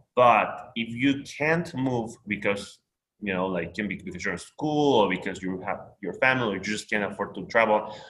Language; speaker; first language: English; non-native, fluent; Spanish